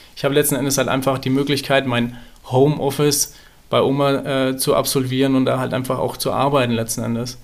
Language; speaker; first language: German; native; German